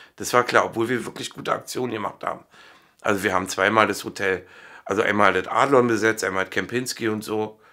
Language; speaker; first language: German; native; German